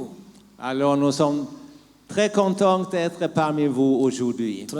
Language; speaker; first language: French; non-native, learner; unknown